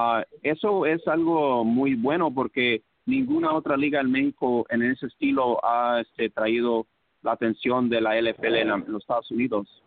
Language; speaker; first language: Spanish; early bilingual, heritage; English